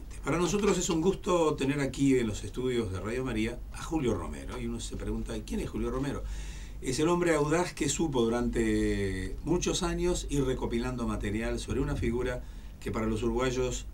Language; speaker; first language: Spanish; native; Spanish